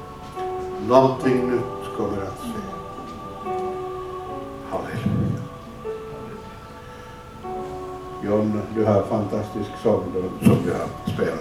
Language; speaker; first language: Swedish; non-native, fluent; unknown